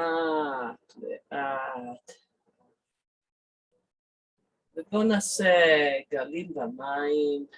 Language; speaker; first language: Hebrew; non-native, fluent; English